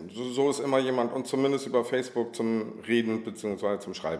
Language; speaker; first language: German; native; German